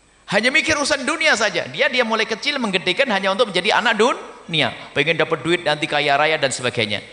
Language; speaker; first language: Indonesian; native; Indonesian